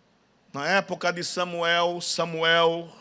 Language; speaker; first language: Portuguese; native; Portuguese